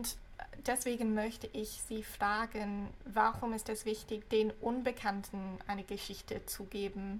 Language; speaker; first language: German; non-native, fluent; English